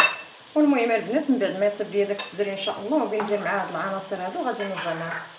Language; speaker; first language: Arabic; native; Arabic